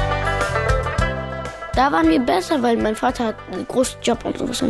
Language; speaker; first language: German; early bilingual, other home language; Pashto